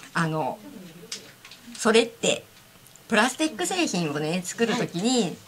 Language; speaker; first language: Japanese; native; Japanese